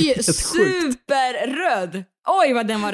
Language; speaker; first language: Swedish; native; Swedish